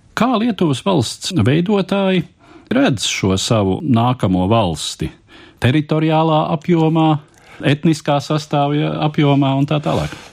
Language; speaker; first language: Latvian; native; Latvian